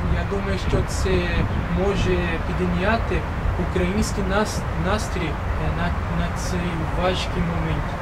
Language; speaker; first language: Ukrainian; non-native, learner; Portuguese